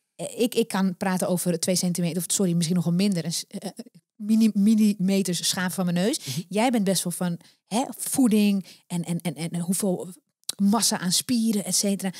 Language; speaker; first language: Dutch; native; Dutch